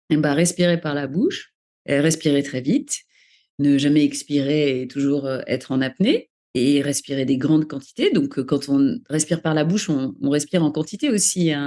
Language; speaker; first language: French; native; French